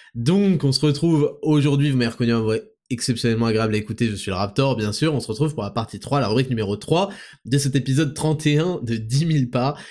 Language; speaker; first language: French; native; French